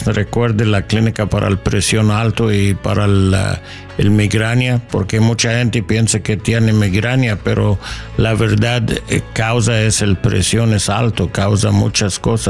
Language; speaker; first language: Spanish; non-native, learner; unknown